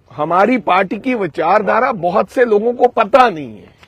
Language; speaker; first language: Hindi; non-native, local second language; Punjabi